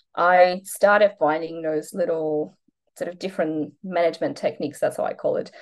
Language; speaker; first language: English; non-native, fluent; Polish